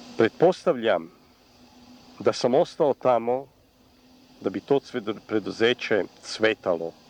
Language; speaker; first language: Serbian; non-native, local second language; Hungarian